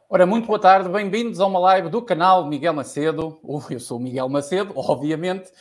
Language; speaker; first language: Portuguese; native; Portuguese